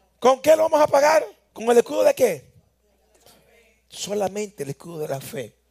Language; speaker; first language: Spanish; native; Spanish